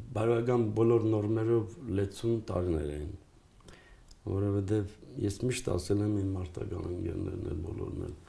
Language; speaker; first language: Armenian; native; Armenian